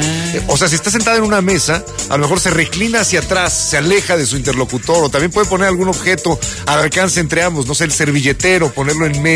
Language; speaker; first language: Spanish; native; Spanish